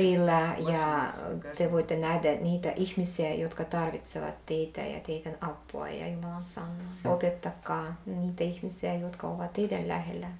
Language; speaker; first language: Finnish; non-native, fluent; Russian